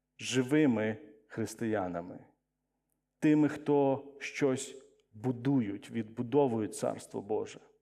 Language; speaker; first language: Ukrainian; non-native, local second language; Russian